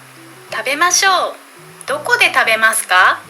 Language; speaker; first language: Japanese; non-native, learner; Indonesian